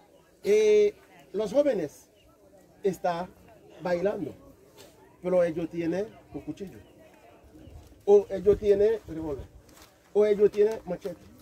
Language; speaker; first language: Spanish; non-native, learner; Haitian Creole